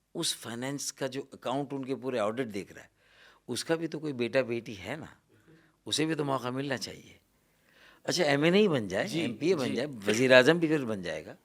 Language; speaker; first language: Urdu; native; Urdu